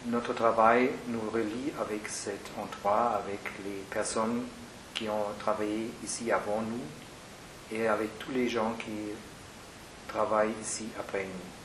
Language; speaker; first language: French; non-native, fluent; German